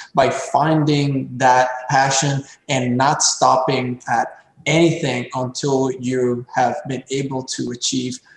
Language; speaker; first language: English; early bilingual, other home language; Spanish